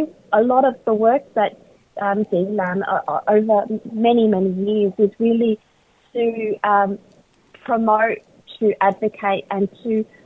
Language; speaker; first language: English; early bilingual, other home language; Vietnamese